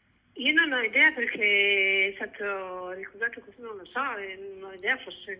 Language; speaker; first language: Italian; native; Italian